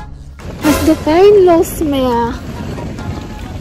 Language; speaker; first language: German; non-native, learner; Cebuano